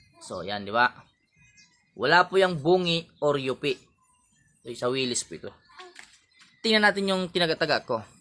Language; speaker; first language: Filipino; non-native, local second language; Waray